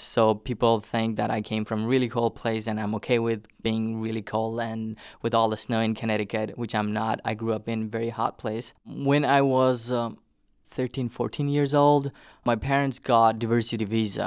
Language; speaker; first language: English; non-native, local second language; Nepali